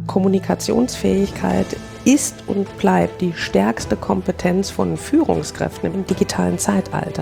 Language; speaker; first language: German; native; German